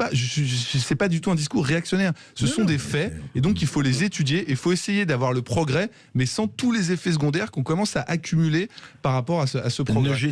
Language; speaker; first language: French; native; French